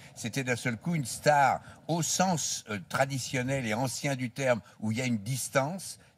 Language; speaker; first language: French; native; French